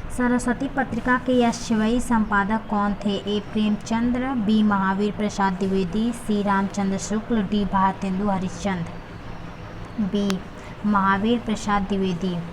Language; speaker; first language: Hindi; native; Hindi